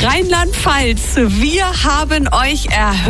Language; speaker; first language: German; native; German